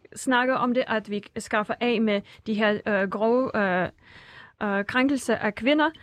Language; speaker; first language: Danish; non-native, fluent; Russian